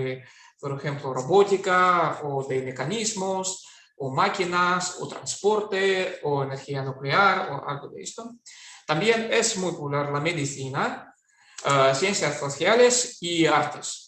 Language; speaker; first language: Spanish; non-native, fluent; Russian